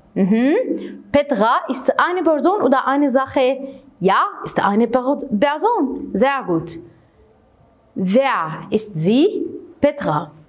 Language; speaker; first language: German; non-native, fluent; Arabic